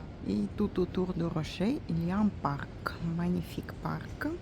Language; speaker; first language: French; non-native, fluent; Russian